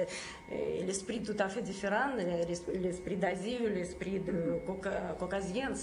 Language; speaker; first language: French; non-native, fluent; Russian